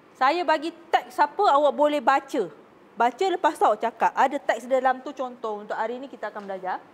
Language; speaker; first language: Malay; native; Malay